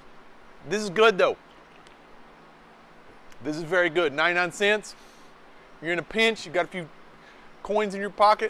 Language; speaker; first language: English; native; English